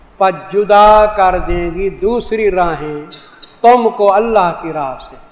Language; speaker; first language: Urdu; non-native, local second language; Saraiki